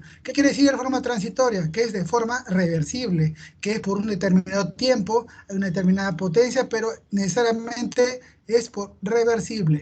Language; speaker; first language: Spanish; native; Spanish